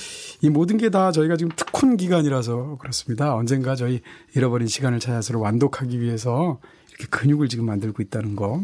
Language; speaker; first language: Korean; native; Korean